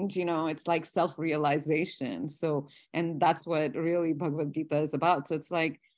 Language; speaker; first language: English; non-native, local second language; Gujarati